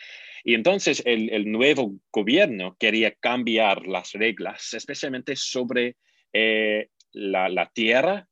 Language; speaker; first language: Spanish; non-native, fluent; English